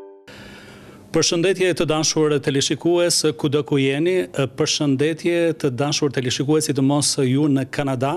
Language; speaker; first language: Albanian; native; Albanian